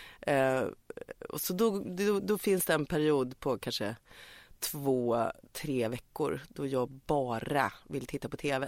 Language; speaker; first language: Swedish; native; Swedish